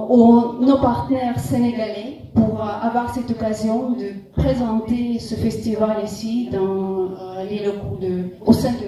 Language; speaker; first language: French; non-native, fluent; Russian